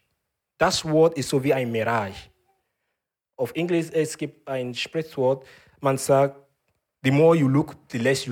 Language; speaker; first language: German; non-native, learner; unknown